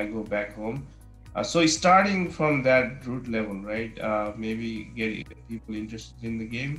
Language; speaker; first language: English; non-native, local second language; Nepali